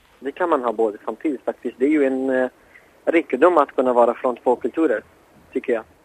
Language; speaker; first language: Swedish; non-native, fluent; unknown